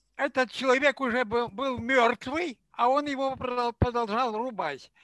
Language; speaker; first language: Russian; non-native, local second language; Ukrainian